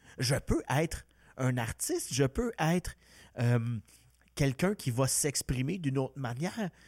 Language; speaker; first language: French; native; French